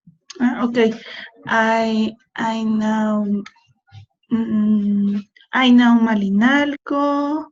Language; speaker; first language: English; non-native, learner; Spanish